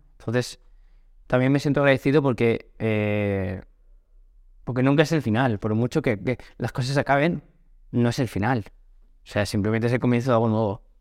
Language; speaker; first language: Spanish; early bilingual, other home language; Portuguese